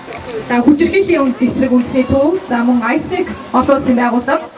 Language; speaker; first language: Mongolian; native; Mongolian